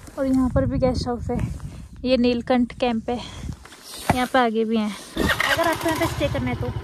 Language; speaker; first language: Hindi; native; Hindi